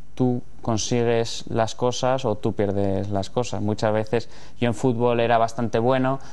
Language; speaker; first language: Spanish; native; Spanish